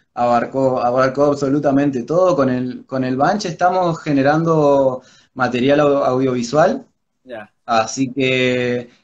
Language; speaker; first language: Spanish; native; Spanish